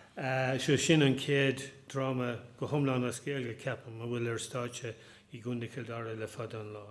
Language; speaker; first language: Irish; non-native, local second language; English